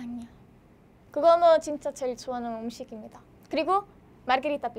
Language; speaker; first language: Korean; non-native, learner; Italian